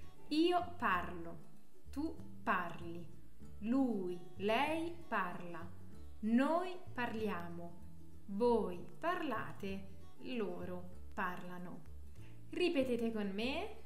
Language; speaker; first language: Italian; non-native, fluent; French